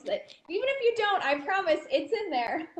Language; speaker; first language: English; native; English